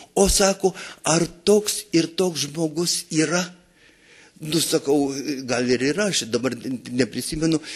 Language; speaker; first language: Lithuanian; native; Lithuanian